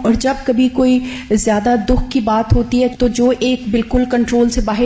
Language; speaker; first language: Urdu; native; Urdu